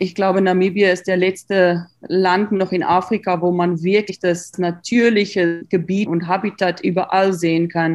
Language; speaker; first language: German; non-native, learner; Afrikaans